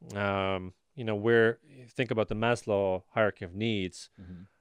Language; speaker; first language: English; non-native, fluent; Estonian